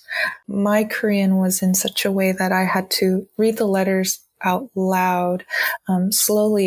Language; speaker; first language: English; native; English